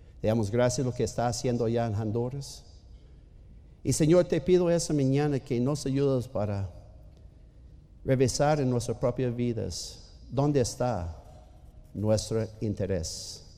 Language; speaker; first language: Spanish; non-native, fluent; English